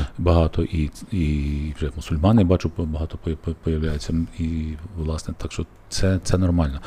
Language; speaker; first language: Ukrainian; native; Ukrainian